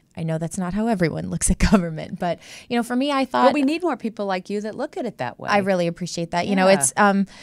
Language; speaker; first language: English; native; English